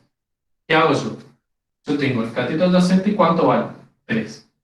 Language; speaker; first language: Spanish; native; Spanish